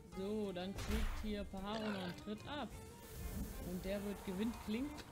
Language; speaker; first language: German; native; German